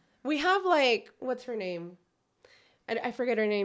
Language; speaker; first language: English; early bilingual, other home language; Spanish